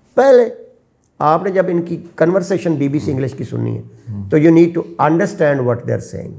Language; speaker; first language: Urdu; non-native, local second language; Punjabi